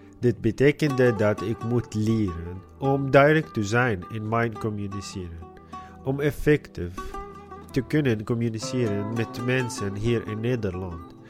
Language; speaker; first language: Dutch; non-native, learner; Arabic